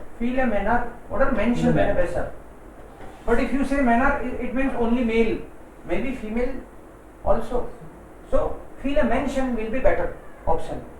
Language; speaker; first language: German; non-native, fluent; Hindi